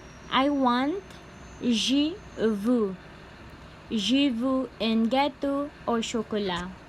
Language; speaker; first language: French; non-native, learner; Cebuano